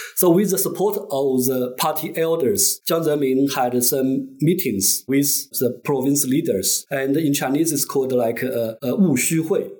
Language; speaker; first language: English; non-native, fluent; Chinese